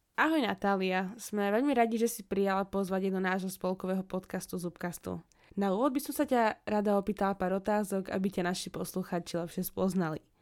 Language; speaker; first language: Slovak; native; Slovak